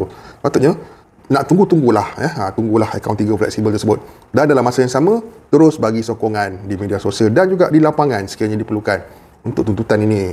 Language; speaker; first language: Malay; native; Malay